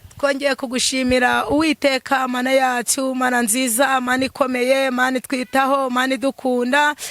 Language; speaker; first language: Kinyarwanda; native; Kinyarwanda